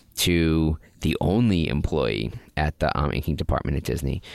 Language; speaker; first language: English; native; English